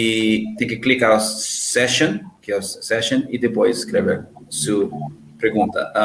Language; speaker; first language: Portuguese; non-native, learner; English